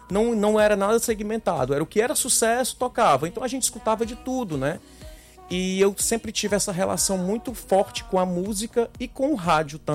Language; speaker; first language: Portuguese; native; Portuguese